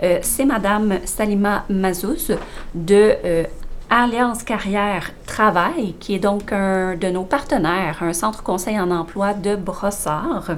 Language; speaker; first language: French; native; French